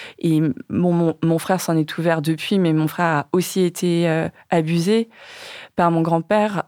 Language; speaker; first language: French; early bilingual, other home language; Vietnamese